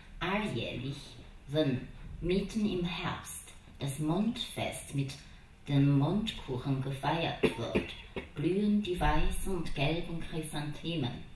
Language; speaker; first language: German; non-native, fluent; Chinese